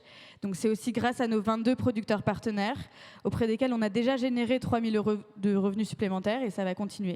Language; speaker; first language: French; native; French